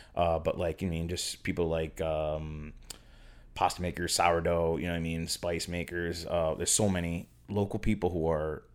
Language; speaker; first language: English; native; English